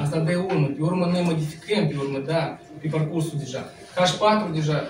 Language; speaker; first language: Romanian; non-native, local second language; Russian